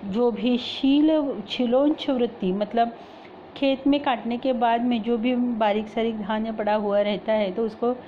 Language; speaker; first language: Hindi; non-native, local second language; Marathi